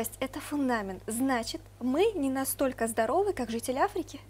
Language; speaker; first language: Russian; native; Russian